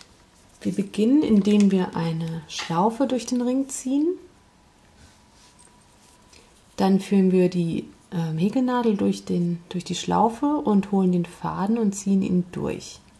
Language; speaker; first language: German; native; German